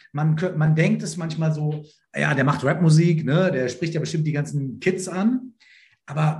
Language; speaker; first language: German; native; German